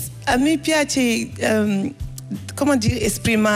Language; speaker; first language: Italian; non-native, learner; Bambara